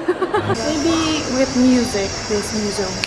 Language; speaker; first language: English; non-native, learner; Czech